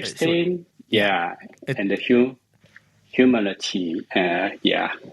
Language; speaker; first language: English; non-native, learner; Chinese